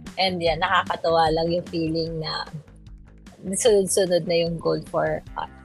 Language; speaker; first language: Filipino; native; Filipino